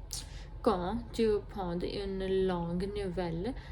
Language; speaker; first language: French; non-native, learner; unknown